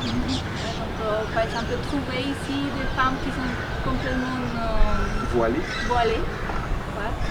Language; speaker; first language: French; non-native, fluent; Spanish